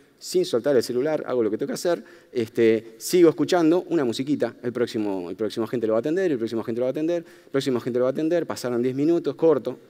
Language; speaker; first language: Spanish; native; Spanish